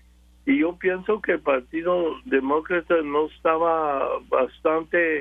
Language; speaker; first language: Spanish; early bilingual, other home language; English